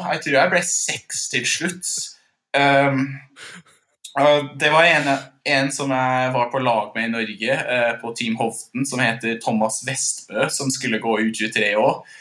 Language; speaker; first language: Norwegian; non-native, fluent; English